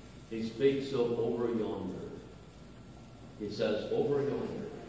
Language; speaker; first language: English; native; English